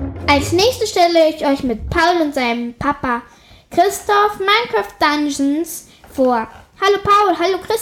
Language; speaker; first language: German; native; German